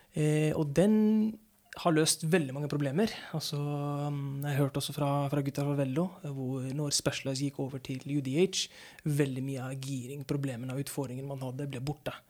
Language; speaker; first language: Norwegian; non-native, fluent; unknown